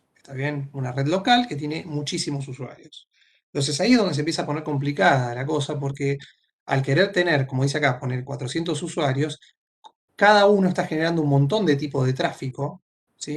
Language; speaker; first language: Spanish; native; Spanish